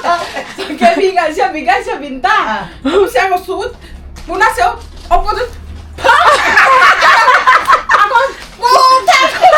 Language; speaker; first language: Filipino; non-native, learner; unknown